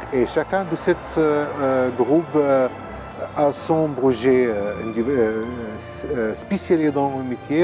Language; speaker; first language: French; non-native, fluent; Arabic